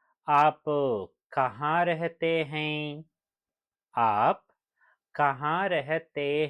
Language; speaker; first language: Hindi; non-native, local second language; Telugu